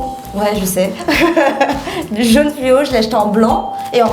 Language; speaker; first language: French; native; French